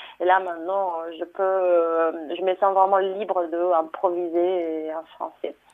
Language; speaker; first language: French; non-native, fluent; Italian